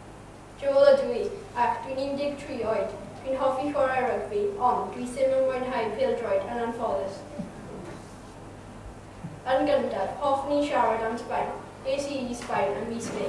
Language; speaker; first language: Welsh; non-native, local second language; English